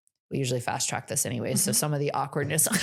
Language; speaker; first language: English; native; English